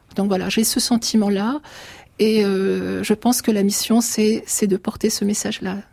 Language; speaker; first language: French; early bilingual, other home language; Arabic